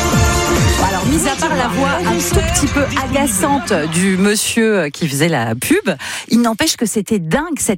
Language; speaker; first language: French; native; French